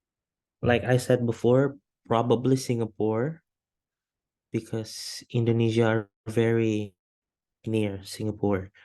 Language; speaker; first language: English; non-native, fluent; Indonesian